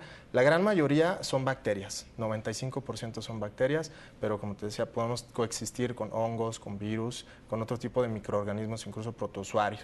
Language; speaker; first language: Spanish; native; Spanish